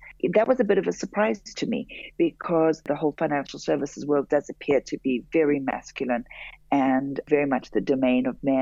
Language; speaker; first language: English; native; English